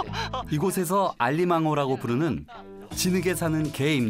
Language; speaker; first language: Korean; native; Korean